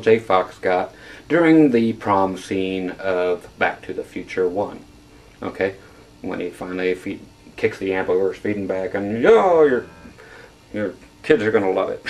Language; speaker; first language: English; native; English